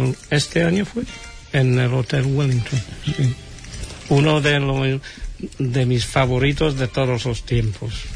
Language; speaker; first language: Spanish; non-native, fluent; English